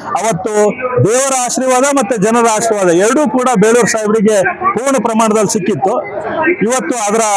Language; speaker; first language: Kannada; native; Kannada